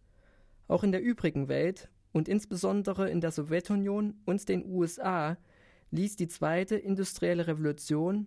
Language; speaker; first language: German; native; German